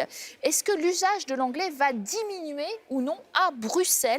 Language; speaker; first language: French; native; French